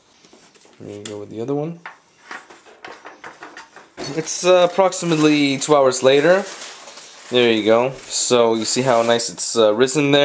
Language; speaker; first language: English; early bilingual, other home language; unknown